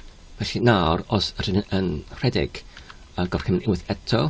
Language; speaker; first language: Welsh; non-native, learner; English